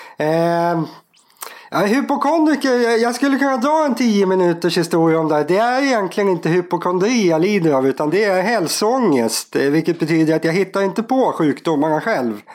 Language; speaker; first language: Swedish; native; Swedish